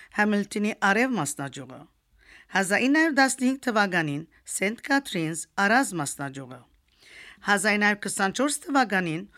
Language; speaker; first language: Armenian; early bilingual, heritage; Armenian